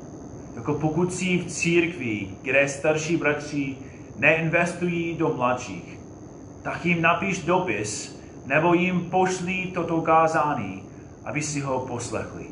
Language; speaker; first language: Czech; non-native, fluent; English